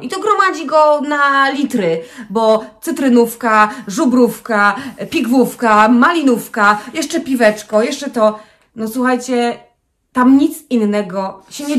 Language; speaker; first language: Polish; native; Polish